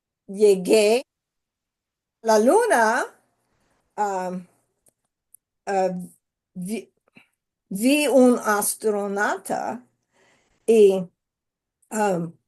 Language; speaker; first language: Spanish; non-native, learner; English